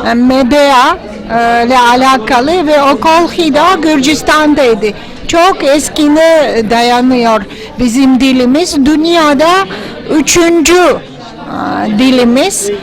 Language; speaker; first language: Turkish; non-native, fluent; Georgian